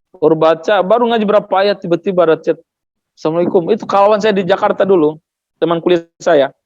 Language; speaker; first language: Indonesian; non-native, local second language; Tetum